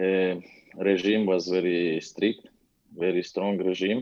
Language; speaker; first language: English; non-native, learner; Latvian